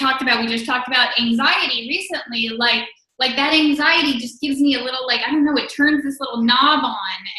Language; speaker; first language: English; native; English